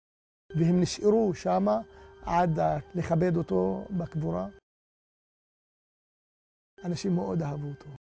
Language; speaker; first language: Hebrew; non-native, local second language; Arabic